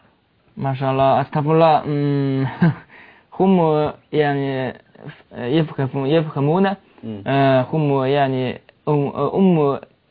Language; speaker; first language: Arabic; non-native, learner; Chinese